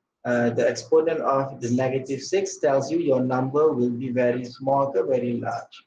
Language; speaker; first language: English; non-native, local second language; Malay